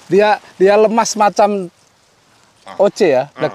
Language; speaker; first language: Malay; non-native, local second language; Javanese